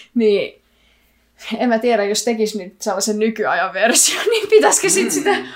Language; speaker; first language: Finnish; early bilingual, other home language; Icelandic